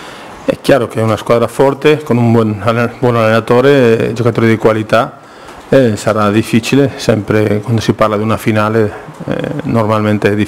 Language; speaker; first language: Italian; non-native, fluent; Spanish